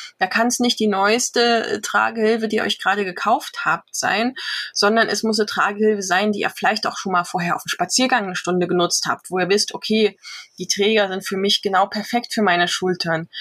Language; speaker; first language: German; native; German